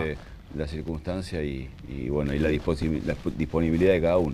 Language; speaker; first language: Spanish; native; Spanish